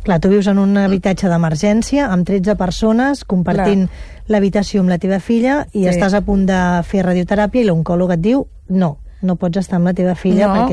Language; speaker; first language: Catalan; native; Catalan